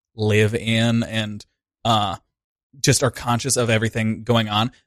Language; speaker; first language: English; native; English